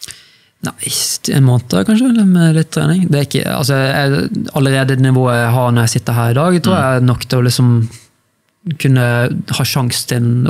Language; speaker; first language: Norwegian; native; Norwegian